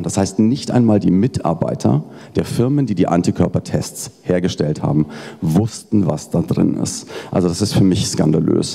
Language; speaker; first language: German; native; German